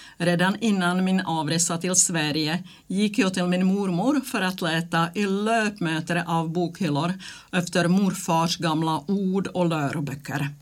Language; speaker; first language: Swedish; non-native, fluent; Czech